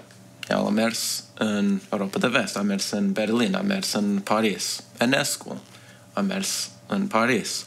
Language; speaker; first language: Romanian; early bilingual, heritage; Romanian